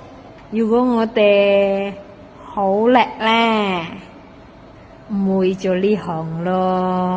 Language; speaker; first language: Cantonese; non-native, fluent; Indonesian